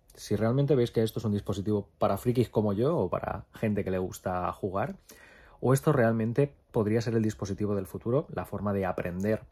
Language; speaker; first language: Spanish; native; Spanish